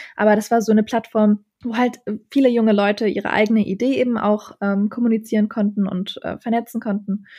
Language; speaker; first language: German; early bilingual, other home language; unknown